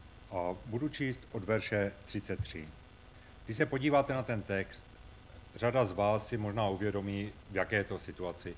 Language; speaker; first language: Czech; native; Czech